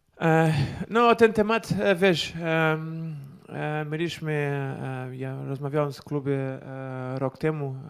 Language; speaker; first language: Polish; non-native, learner; Portuguese